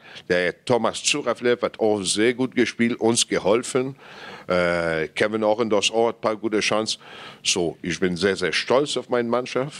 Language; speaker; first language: German; non-native, fluent; English